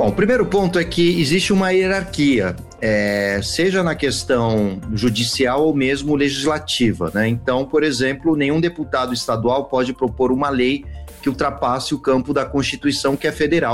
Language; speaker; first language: Portuguese; native; Portuguese